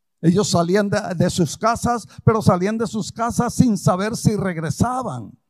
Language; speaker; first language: Spanish; early bilingual, other home language; Portuguese